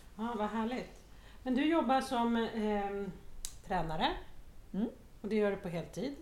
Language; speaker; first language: Swedish; native; Swedish